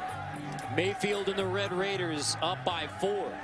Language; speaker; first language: English; native; English